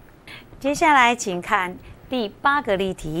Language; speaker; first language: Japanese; non-native, fluent; Chinese